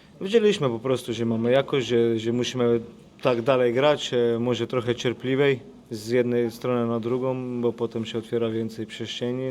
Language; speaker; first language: Polish; non-native, fluent; Slovenian